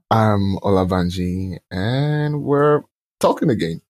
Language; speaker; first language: English; non-native, local second language; Yoruba